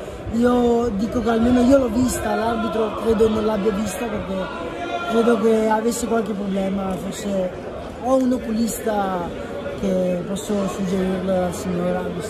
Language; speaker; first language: Italian; native; Italian